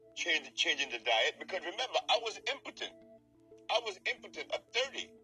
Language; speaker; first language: English; non-native, fluent; Spanish